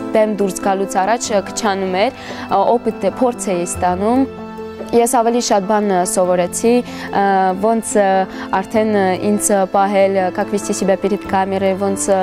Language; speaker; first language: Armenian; early bilingual, heritage; Armenian